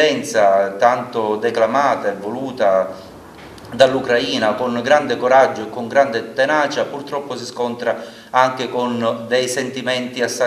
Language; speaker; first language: Italian; native; Italian